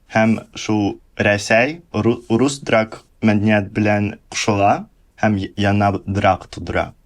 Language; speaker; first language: Tatar; early bilingual, heritage; Russian